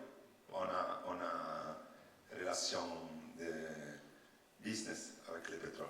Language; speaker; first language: French; non-native, learner; Italian